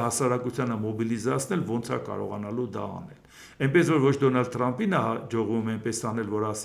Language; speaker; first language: Armenian; native; Armenian